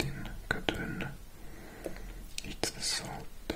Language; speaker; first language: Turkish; non-native, learner; English